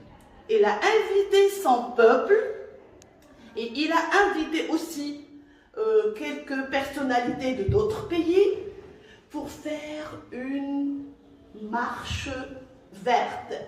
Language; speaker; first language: French; non-native, local second language; Arabic